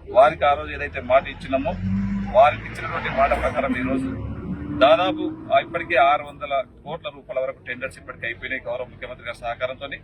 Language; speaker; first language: Telugu; native; Telugu